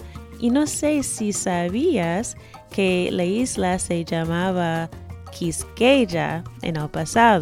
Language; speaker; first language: Spanish; non-native, fluent; English